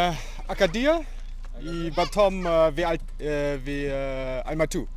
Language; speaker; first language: Russian; non-native, learner; German